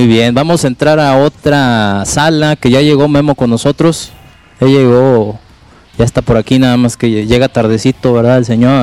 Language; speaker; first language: Spanish; native; Spanish